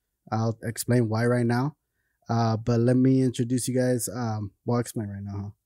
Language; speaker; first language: English; early bilingual, other home language; Spanish